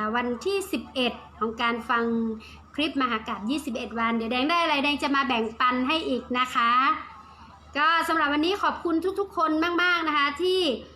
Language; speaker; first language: Thai; native; Thai